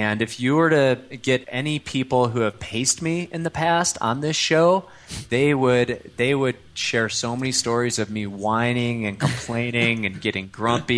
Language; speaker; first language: English; native; English